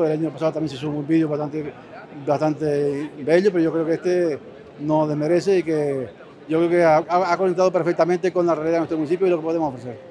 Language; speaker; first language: Spanish; native; Spanish